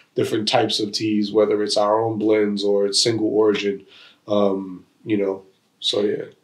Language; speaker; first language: English; native; English